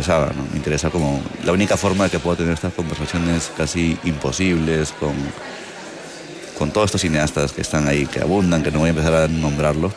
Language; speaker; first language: Spanish; native; Spanish